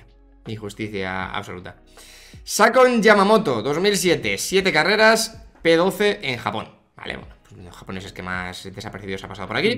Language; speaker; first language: Spanish; native; Spanish